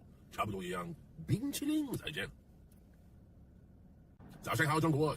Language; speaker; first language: Chinese; non-native, learner; English